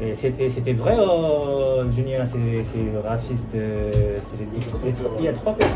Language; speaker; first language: French; non-native, learner; Japanese